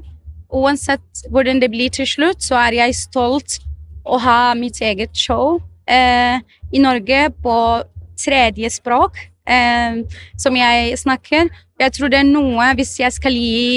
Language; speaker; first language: Norwegian; non-native, fluent; Arabic